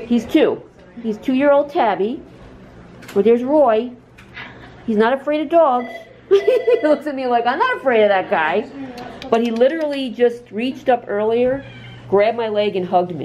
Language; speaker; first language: English; native; English